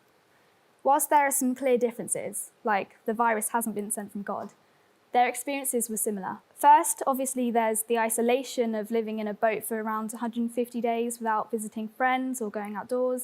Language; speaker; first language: English; native; English